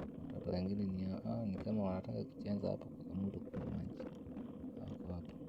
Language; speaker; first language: Swahili; native; Swahili